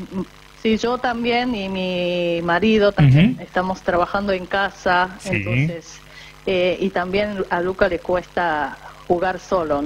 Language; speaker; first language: Spanish; non-native, fluent; Japanese